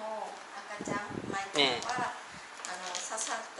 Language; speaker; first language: Japanese; non-native, learner; Vietnamese